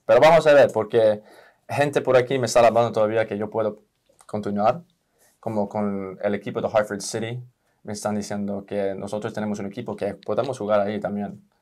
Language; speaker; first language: Spanish; early bilingual, heritage; Spanish